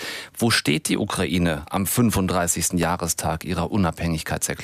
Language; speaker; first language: German; native; German